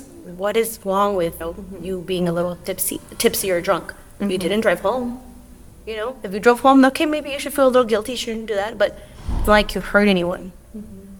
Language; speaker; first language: English; early bilingual, other home language; Spanish